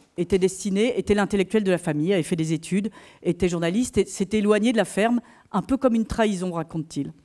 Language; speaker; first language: French; native; French